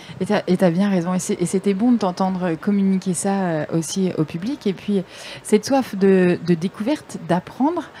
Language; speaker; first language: French; native; French